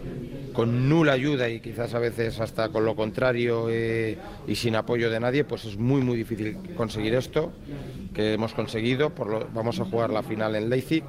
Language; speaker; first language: Spanish; native; Spanish